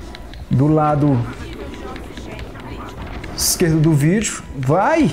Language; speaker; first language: Portuguese; native; Portuguese